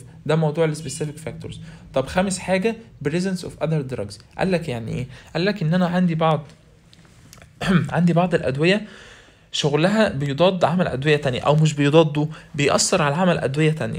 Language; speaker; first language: Arabic; native; Arabic